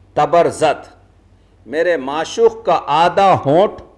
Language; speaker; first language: Urdu; native; Urdu